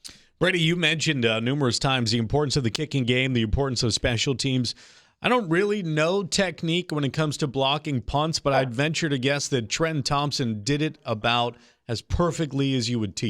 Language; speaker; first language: English; native; English